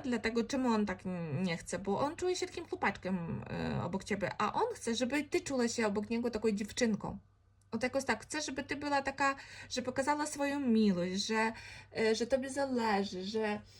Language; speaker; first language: Polish; non-native, fluent; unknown